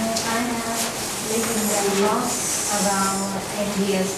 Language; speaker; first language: English; non-native, learner; Thai